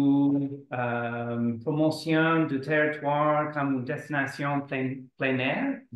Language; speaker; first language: French; non-native, learner; English